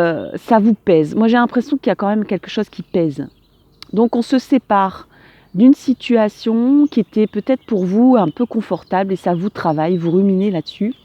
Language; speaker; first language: French; native; French